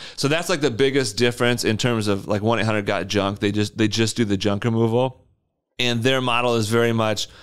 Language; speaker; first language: English; native; English